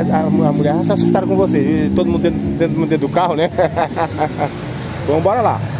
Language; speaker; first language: Portuguese; native; Portuguese